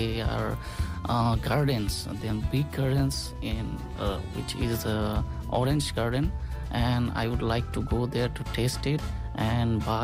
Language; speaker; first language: English; non-native, local second language; Bangla